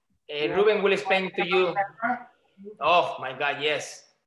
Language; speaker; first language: English; non-native, fluent; Spanish